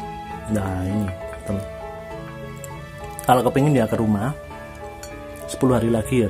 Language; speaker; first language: Indonesian; non-native, local second language; Javanese